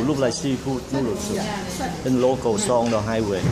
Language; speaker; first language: English; non-native, fluent; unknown